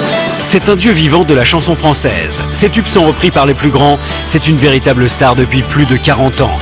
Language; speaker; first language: French; native; French